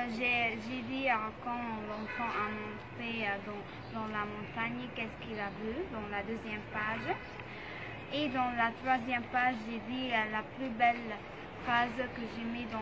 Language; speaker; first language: French; non-native, learner; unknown